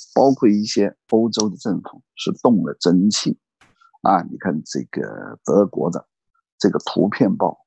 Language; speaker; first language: Chinese; native; Chinese